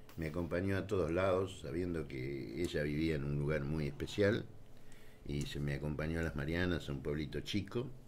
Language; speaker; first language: Spanish; native; Spanish